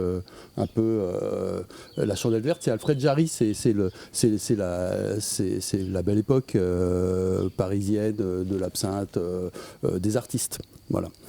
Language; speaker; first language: French; native; French